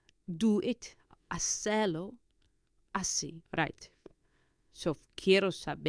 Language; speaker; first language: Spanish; non-native, fluent; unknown